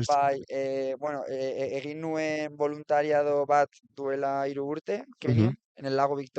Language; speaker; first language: Basque; non-native, local second language; Spanish